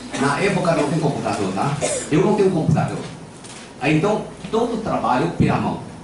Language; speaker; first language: Portuguese; non-native, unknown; Chinese